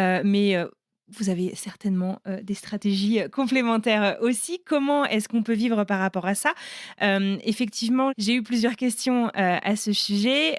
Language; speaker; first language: French; native; French